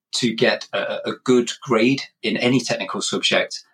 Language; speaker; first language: English; native; English